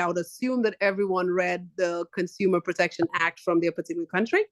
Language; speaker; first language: English; native; English